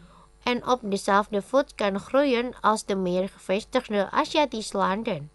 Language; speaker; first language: Dutch; non-native, fluent; Indonesian